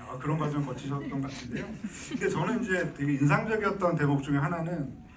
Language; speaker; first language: Korean; native; Korean